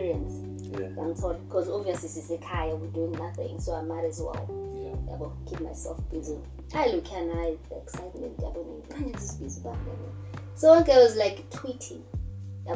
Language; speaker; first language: English; non-native, local second language; Zulu